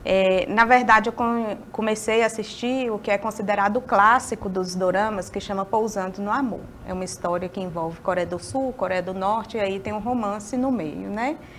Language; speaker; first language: Portuguese; native; Portuguese